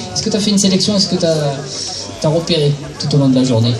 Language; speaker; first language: French; native; French